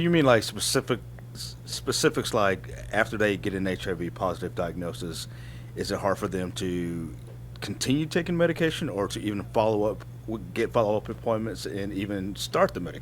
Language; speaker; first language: English; native; English